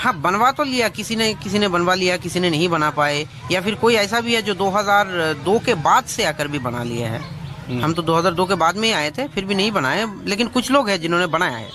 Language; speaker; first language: Hindi; early bilingual, other home language; Bangla